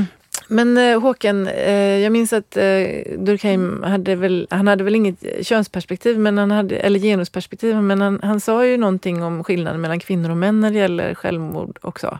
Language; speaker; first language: Swedish; native; Swedish